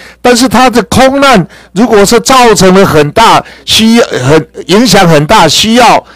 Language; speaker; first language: Chinese; native; Chinese